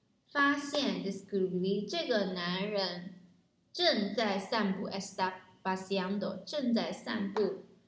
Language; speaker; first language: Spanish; non-native, learner; Chinese